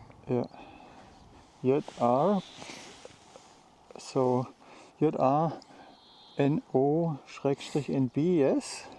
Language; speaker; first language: English; non-native, fluent; German